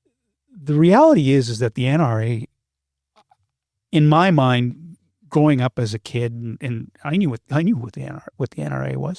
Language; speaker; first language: English; native; English